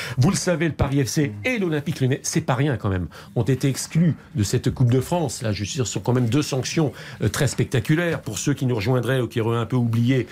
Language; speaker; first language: French; native; French